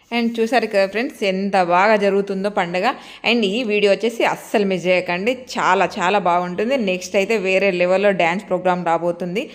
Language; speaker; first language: Telugu; non-native, local second language; Lambadi